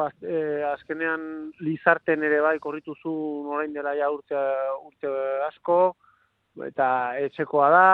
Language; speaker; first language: Basque; non-native, local second language; Spanish